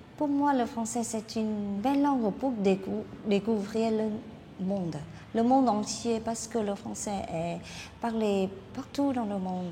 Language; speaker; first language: French; non-native, fluent; Vietnamese